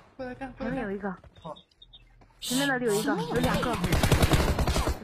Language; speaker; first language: Chinese; native; Chinese